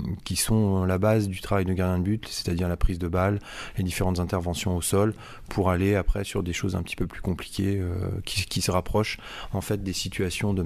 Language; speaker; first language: French; native; French